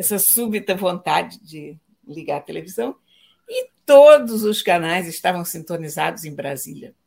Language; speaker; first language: Portuguese; native; Portuguese